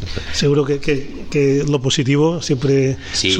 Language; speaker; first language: Spanish; native; Spanish